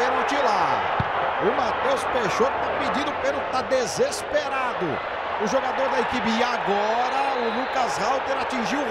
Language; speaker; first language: Portuguese; native; Portuguese